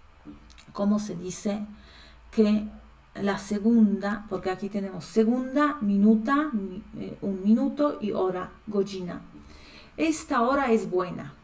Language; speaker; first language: Spanish; non-native, fluent; Polish